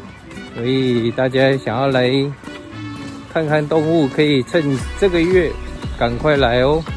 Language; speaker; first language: Chinese; native; Chinese